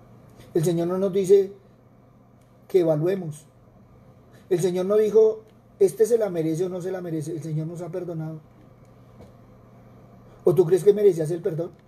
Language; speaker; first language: Spanish; native; Spanish